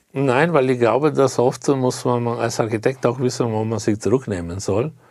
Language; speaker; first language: German; non-native, fluent; Italian